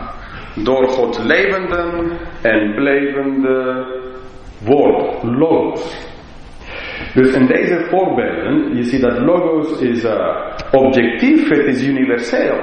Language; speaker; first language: Dutch; non-native, fluent; English